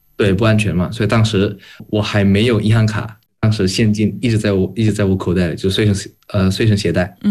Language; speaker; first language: Chinese; non-native, fluent; Indonesian